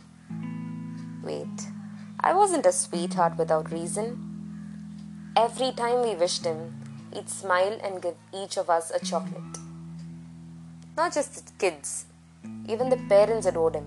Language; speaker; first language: English; non-native, local second language; Malayalam